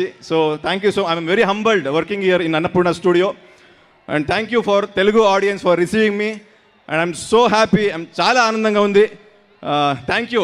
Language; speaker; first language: Telugu; non-native, learner; Kannada